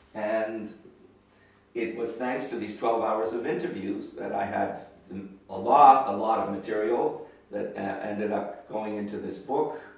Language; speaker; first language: English; native; English